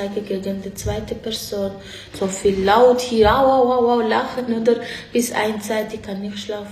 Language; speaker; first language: German; non-native, learner; Romany